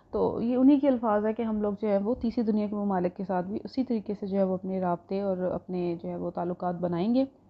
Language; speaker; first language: Urdu; non-native, local second language; Punjabi